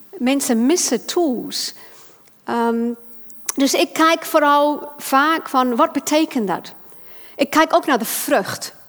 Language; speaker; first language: Dutch; non-native, fluent; English